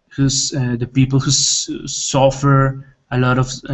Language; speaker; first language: English; non-native, learner; Spanish